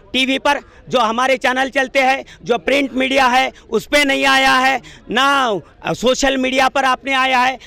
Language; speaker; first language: Hindi; non-native, local second language; Marathi